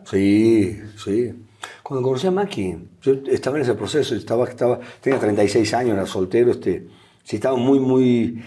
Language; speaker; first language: Spanish; native; Spanish